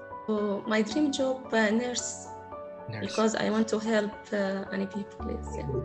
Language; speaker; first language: English; non-native, learner; Arabic